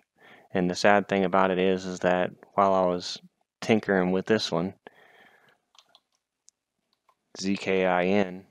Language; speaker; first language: English; native; English